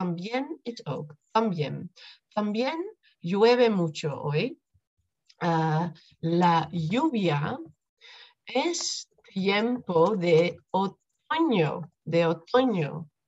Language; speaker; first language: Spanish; non-native, fluent; Dutch